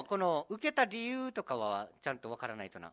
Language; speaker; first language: Japanese; native; Japanese